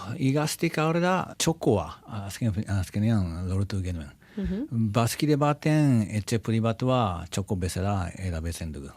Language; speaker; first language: Basque; non-native, fluent; Japanese